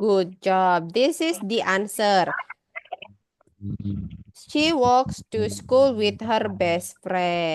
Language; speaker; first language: English; non-native, learner; Indonesian